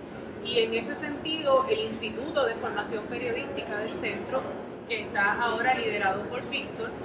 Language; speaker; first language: Spanish; native; Spanish